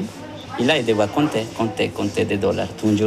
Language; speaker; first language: French; non-native, learner; Spanish